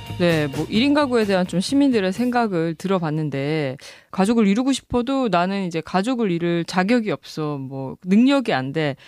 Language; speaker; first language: Korean; native; Korean